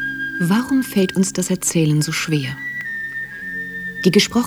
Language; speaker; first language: German; native; German